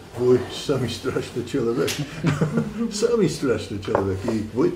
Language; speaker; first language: Russian; non-native, learner; English